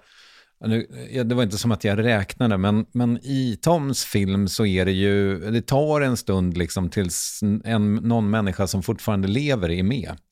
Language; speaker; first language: Swedish; native; Swedish